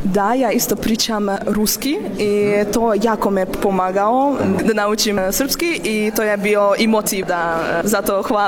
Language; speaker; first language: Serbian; non-native, learner; Hungarian